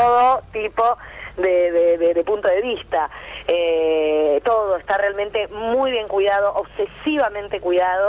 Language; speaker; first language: Spanish; native; Spanish